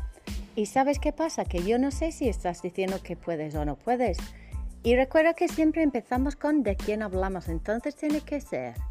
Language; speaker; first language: Spanish; non-native, fluent; English